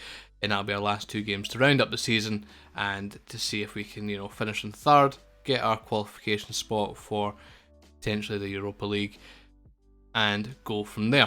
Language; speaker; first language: English; native; English